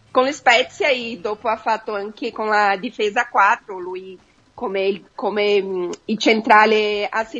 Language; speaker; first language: Italian; non-native, fluent; Portuguese